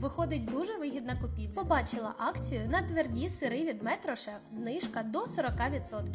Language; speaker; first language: Ukrainian; native; Ukrainian